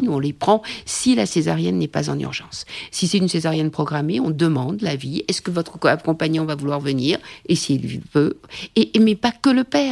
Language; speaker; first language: French; native; French